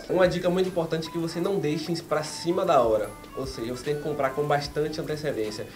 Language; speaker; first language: Portuguese; native; Portuguese